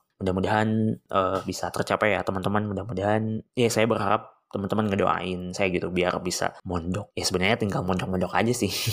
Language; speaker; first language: Indonesian; non-native, local second language; Sundanese